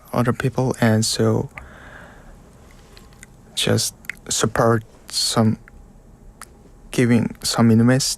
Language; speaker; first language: English; non-native, learner; Mongolian